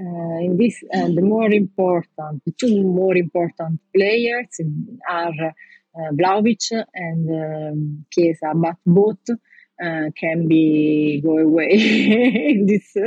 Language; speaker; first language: English; non-native, learner; Italian